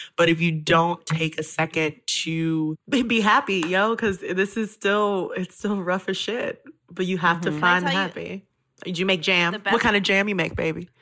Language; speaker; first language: English; native; English